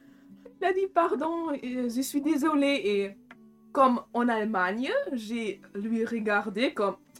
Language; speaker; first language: French; non-native, fluent; German